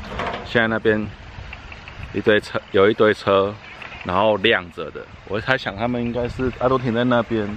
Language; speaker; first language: Chinese; native; Chinese